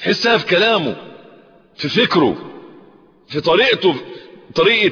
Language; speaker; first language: Arabic; native; Arabic